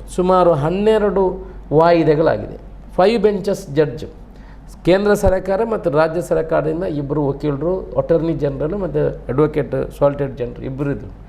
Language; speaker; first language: Kannada; non-native, local second language; Tulu